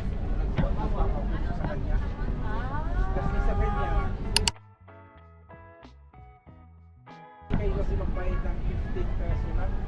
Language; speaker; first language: Filipino; non-native, local second language; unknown